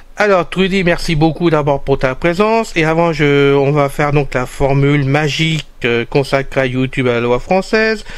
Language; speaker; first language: French; native; French